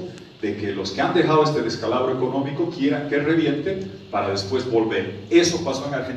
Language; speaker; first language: Spanish; native; Spanish